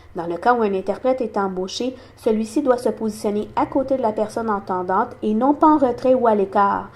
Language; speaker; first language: French; non-native, local second language; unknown